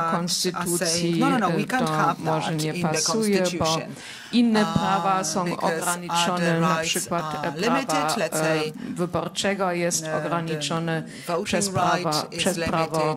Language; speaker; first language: Polish; non-native, fluent; German